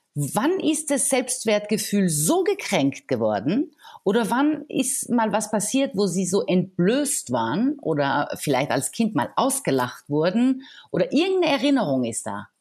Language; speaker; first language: German; non-native, fluent; French